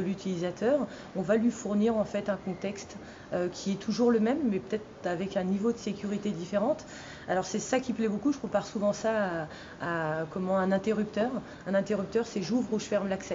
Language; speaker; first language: French; native; French